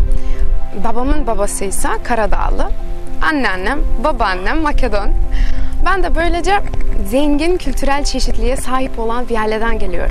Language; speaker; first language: Turkish; non-native, fluent; Macedonian